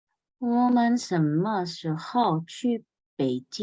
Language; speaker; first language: Chinese; non-native, learner; Indonesian